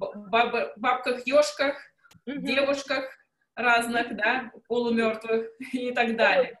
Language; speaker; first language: Russian; native; Russian